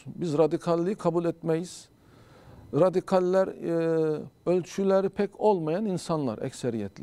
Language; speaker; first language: Turkish; native; Turkish